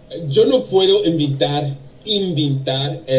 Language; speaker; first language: Spanish; non-native, learner; English